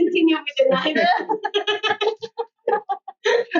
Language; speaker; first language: English; non-native, learner; Spanish